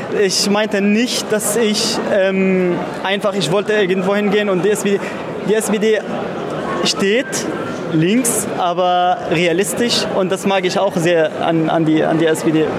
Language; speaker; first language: German; non-native, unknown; Arabic